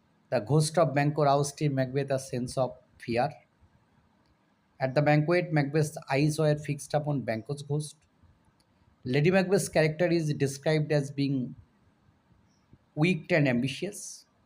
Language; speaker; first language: English; non-native, local second language; Bangla